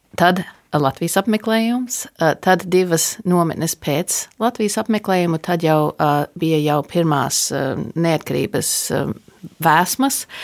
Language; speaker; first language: Latvian; early bilingual, heritage; Latvian